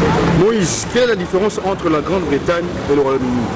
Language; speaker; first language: French; non-native, local second language; Lingala